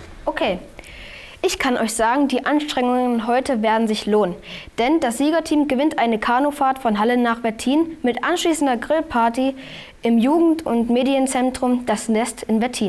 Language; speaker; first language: German; native; German